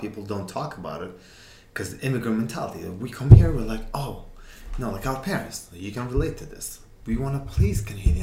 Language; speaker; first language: English; non-native, fluent; Uzbek